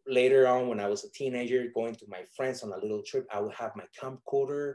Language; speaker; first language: English; non-native, fluent; Spanish